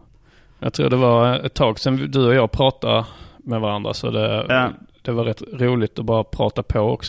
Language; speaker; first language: Swedish; native; Swedish